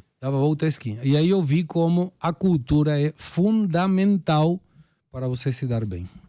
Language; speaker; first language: Portuguese; non-native, fluent; Spanish